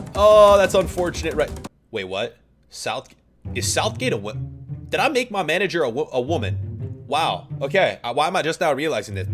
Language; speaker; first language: English; native; English